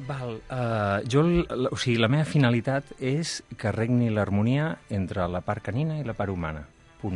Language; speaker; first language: Catalan; native; Catalan